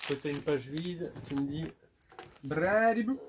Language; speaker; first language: French; native; French